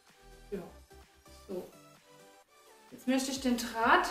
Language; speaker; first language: German; native; German